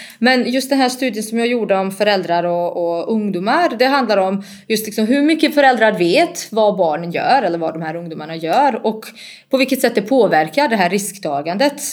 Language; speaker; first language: Swedish; non-native, fluent; Bosnian